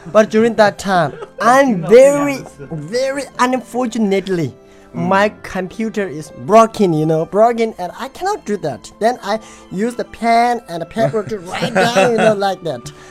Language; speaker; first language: English; non-native, learner; Tibetan